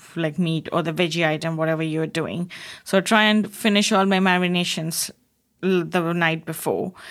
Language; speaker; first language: English; non-native, local second language; Bangla